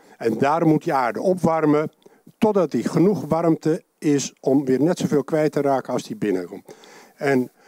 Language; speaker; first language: Dutch; non-native, local second language; Western Frisian